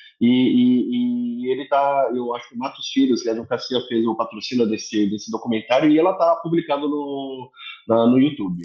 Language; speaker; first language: Portuguese; early bilingual, other home language; Korean